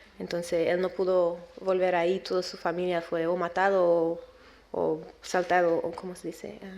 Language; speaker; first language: Spanish; non-native, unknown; Romanian